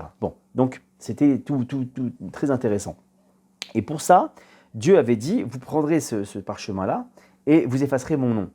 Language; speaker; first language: French; native; French